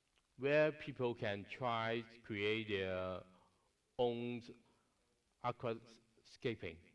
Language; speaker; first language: English; non-native, learner; Cantonese